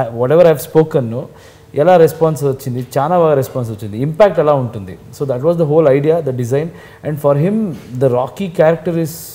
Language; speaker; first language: Telugu; non-native, fluent; Kannada